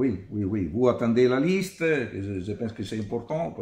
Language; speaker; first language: French; non-native, learner; Italian